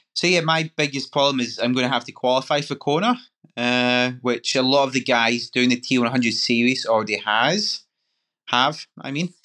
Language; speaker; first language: English; native; English